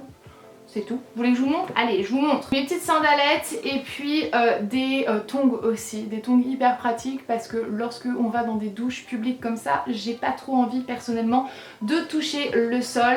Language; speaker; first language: French; native; French